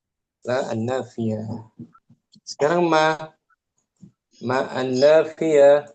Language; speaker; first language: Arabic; non-native, learner; Indonesian